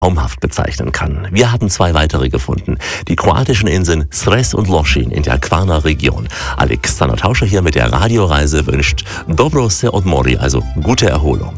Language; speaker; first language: German; native; German